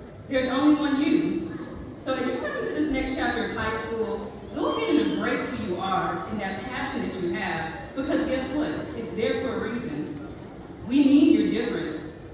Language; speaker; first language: English; native; English